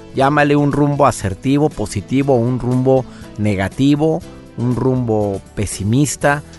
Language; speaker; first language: Spanish; native; Spanish